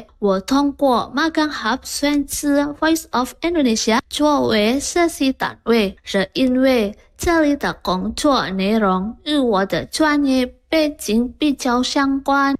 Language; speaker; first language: Chinese; non-native, fluent; Indonesian